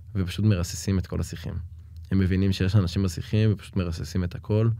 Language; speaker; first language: Hebrew; native; Hebrew